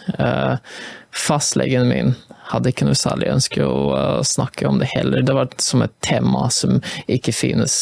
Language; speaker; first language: Norwegian; non-native, fluent; Polish